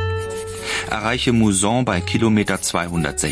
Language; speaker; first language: German; native; German